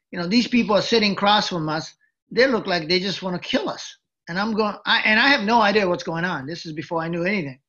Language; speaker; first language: English; early bilingual, other home language; Japanese